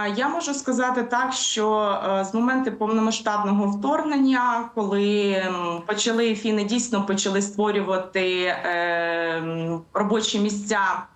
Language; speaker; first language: Ukrainian; native; Ukrainian